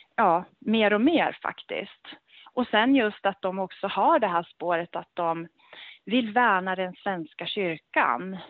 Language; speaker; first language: Swedish; native; Swedish